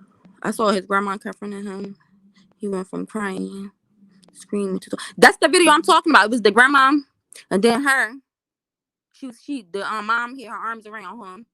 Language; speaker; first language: English; native; English